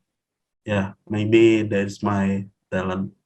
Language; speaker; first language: English; non-native, learner; Indonesian